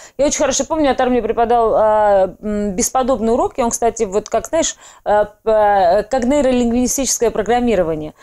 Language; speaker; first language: Russian; non-native, local second language; Georgian